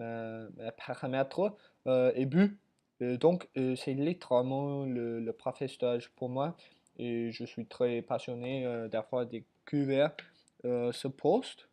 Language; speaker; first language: French; non-native, learner; English